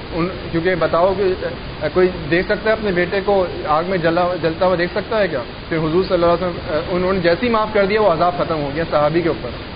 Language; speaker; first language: Urdu; native; Urdu